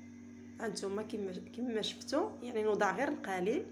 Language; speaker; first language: Arabic; native; Arabic